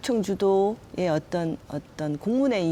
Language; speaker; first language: Korean; native; Korean